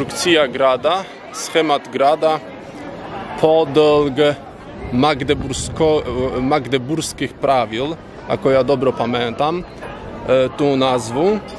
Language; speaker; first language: Polish; non-native, learner; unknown